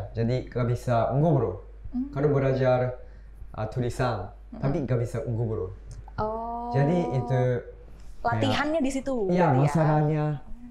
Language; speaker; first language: Indonesian; non-native, learner; Japanese